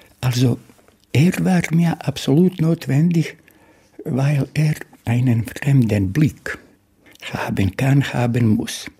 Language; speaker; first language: German; non-native, fluent; Bosnian